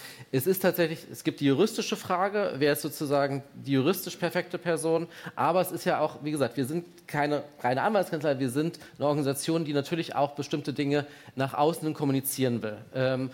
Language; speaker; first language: German; native; German